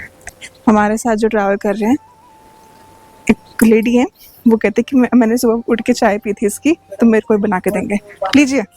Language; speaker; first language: Hindi; native; Hindi